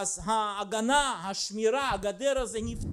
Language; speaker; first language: Hebrew; non-native, fluent; Russian